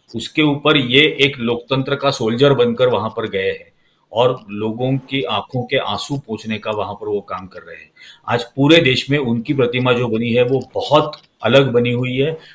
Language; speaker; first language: Hindi; non-native, local second language; Marathi